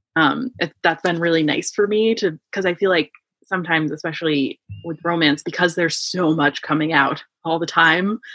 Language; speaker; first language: English; early bilingual, other home language; Yoruba